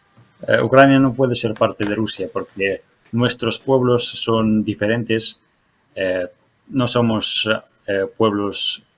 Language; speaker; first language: Spanish; non-native, fluent; Ukrainian